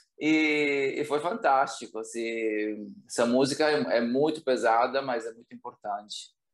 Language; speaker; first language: Portuguese; non-native, fluent; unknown